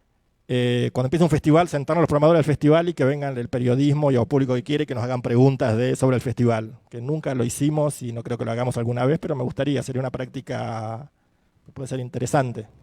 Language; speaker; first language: Spanish; native; Spanish